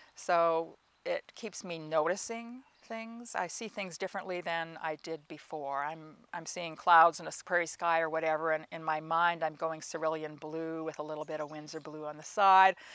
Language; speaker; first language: English; native; English